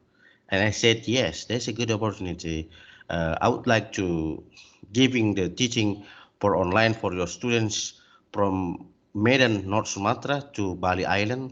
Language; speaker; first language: English; non-native, learner; Indonesian